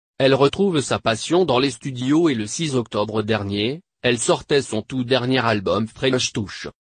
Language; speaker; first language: French; native; French